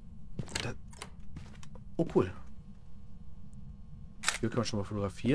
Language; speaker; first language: German; native; German